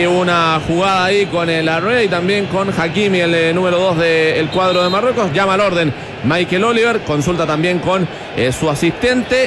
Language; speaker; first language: Spanish; native; Spanish